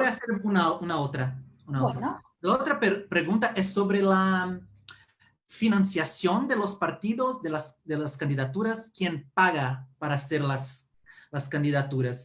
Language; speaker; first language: Spanish; non-native, fluent; Portuguese